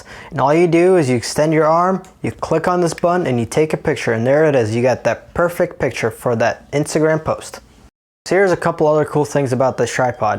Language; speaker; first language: English; native; English